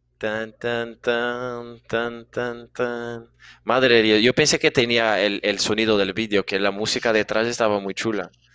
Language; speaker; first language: Spanish; non-native, fluent; Portuguese